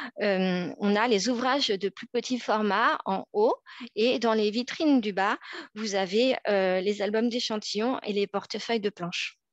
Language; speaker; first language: French; native; French